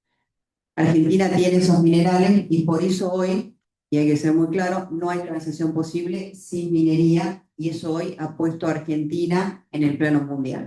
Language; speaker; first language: Spanish; native; Spanish